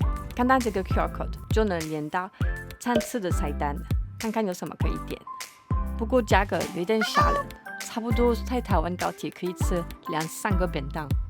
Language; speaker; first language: Chinese; non-native, fluent; French